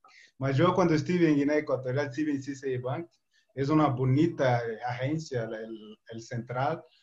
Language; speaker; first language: Spanish; non-native, fluent; Portuguese